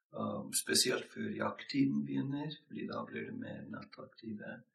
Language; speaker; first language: Norwegian; non-native, fluent; English